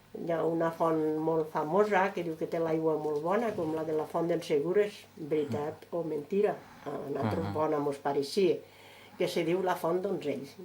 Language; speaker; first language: Catalan; native; Catalan